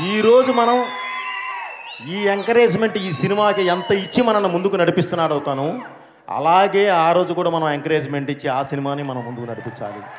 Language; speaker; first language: Telugu; native; Telugu